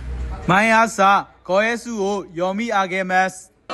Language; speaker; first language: Japanese; non-native, learner; Burmese